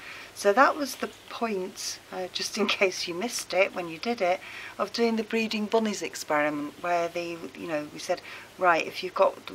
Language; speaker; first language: English; native; English